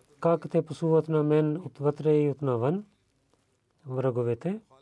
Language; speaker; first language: Bulgarian; non-native, learner; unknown